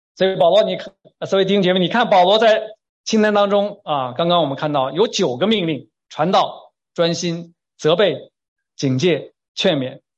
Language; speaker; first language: Chinese; native; Chinese